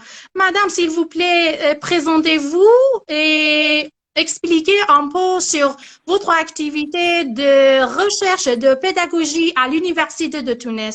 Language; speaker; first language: French; non-native, learner; Persian